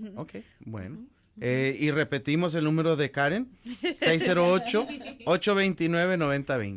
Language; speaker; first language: Spanish; native; Spanish